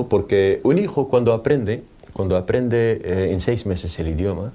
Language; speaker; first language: Spanish; non-native, fluent; Arabic